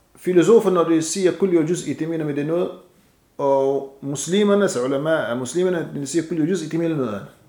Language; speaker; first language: Danish; non-native, fluent; Arabic